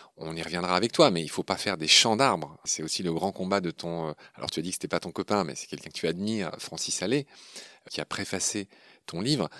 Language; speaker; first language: French; native; French